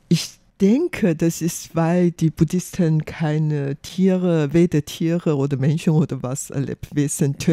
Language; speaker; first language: German; non-native, fluent; Chinese